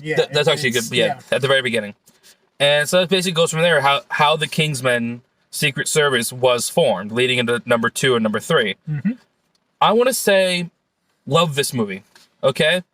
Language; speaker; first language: English; native; English